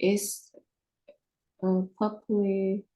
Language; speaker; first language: English; non-native, learner; Vietnamese